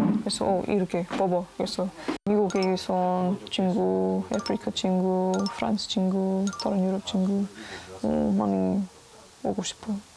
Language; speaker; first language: Korean; non-native, learner; English